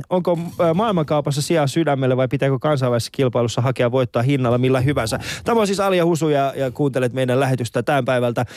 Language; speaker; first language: Finnish; early bilingual, other home language; Persian